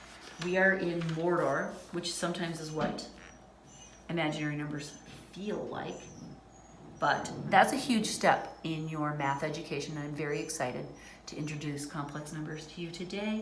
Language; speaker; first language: English; native; English